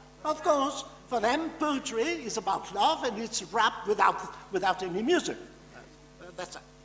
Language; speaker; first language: English; non-native, fluent; French